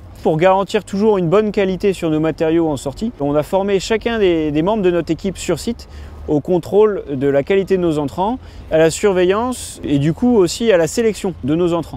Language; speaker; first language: French; native; French